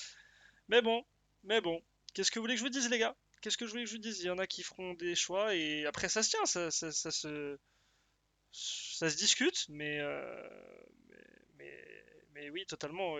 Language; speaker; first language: French; native; French